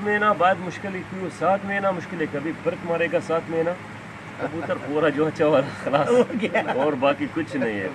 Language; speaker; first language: Hindi; non-native, learner; Arabic